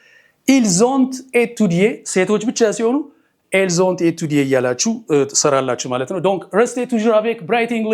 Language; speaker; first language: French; non-native, fluent; Amharic